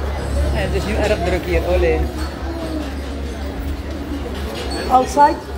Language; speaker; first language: Dutch; native; Dutch